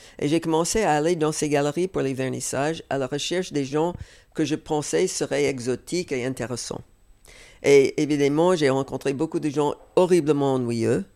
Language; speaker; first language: French; non-native, fluent; English